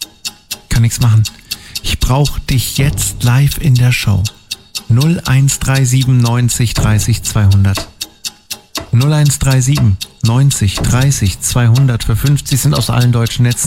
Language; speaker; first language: German; native; German